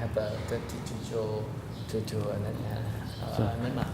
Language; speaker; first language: English; non-native, learner; Thai